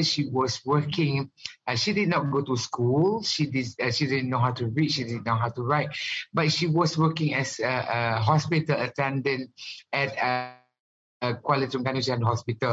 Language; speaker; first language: English; non-native, local second language; Malay